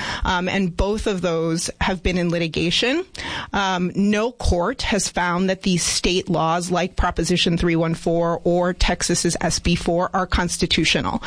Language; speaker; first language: English; early bilingual, other home language; Spanish